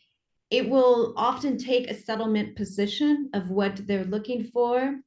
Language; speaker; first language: English; native; English